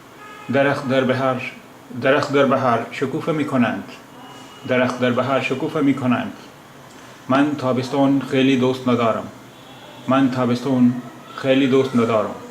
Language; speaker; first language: Persian; non-native, fluent; Urdu